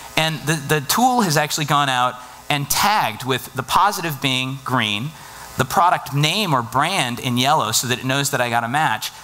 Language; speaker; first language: English; native; English